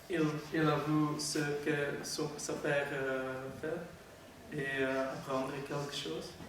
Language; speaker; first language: French; non-native, learner; Dutch